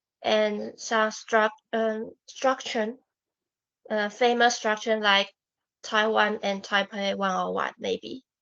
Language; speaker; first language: English; non-native, learner; Chinese